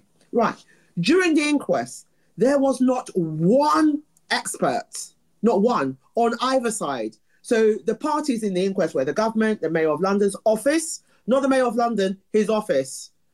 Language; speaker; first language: English; native; English